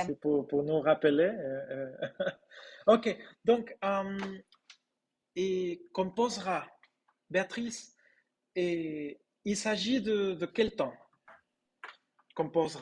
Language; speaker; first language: French; non-native, fluent; Spanish